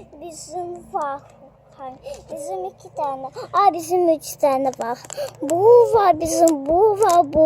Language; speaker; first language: Turkish; non-native, learner; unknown